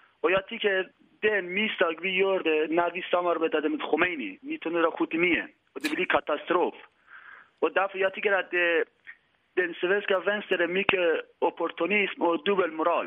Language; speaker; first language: Swedish; non-native, learner; Persian